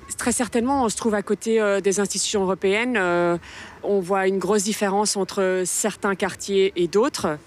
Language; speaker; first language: French; early bilingual, other home language; Spanish